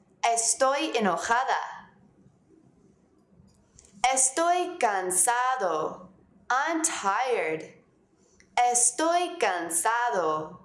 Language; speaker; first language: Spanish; non-native, fluent; English